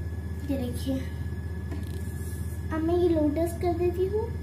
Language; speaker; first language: Hindi; native; Hindi